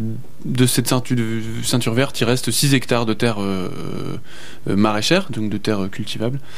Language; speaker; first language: French; native; French